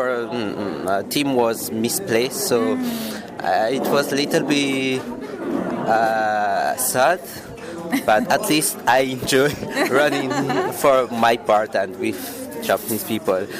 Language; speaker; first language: English; non-native, fluent; Malagasy